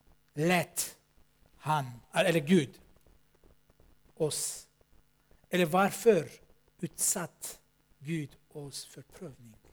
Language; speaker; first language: Swedish; non-native, fluent; Armenian